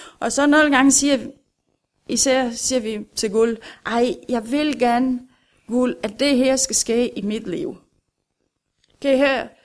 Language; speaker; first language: Danish; non-native, fluent; Romanian